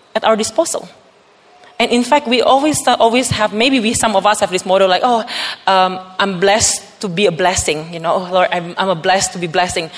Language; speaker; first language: English; non-native, fluent; Indonesian